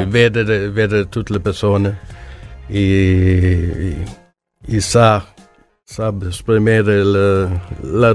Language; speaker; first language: Italian; non-native, learner; Swedish